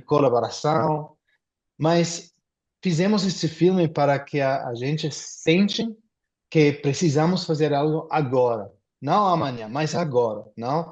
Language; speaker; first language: Portuguese; non-native, fluent; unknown